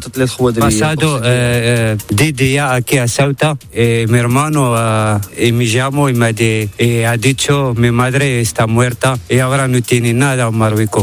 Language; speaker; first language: Spanish; non-native, learner; Arabic